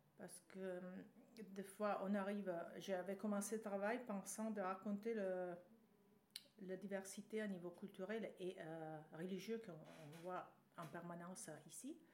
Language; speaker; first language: French; non-native, fluent; Italian